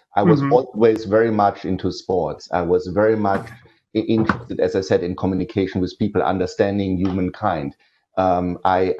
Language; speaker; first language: English; non-native, fluent; German